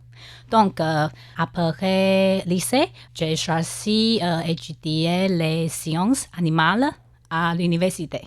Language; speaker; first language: French; non-native, learner; Chinese